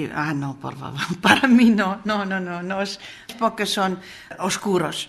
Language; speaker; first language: Spanish; non-native, fluent; Dutch